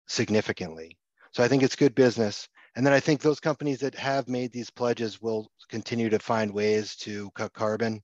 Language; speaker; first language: English; native; English